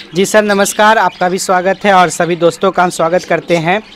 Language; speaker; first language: Hindi; native; Hindi